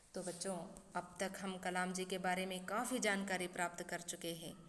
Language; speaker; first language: Hindi; non-native, local second language; Kannada